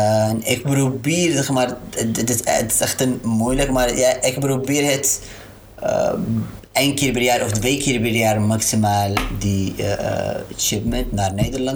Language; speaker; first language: Dutch; non-native, learner; Arabic